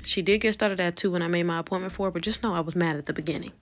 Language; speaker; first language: English; native; English